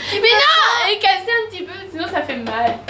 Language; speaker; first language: French; native; French